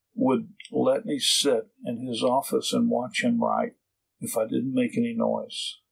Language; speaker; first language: English; native; English